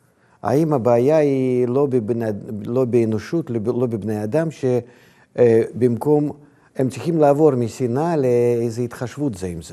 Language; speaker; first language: Hebrew; non-native, fluent; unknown